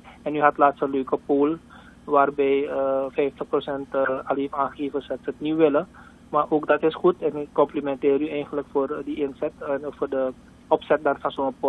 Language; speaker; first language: Dutch; native; Dutch